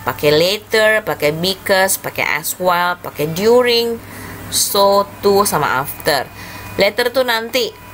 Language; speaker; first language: English; non-native, learner; Indonesian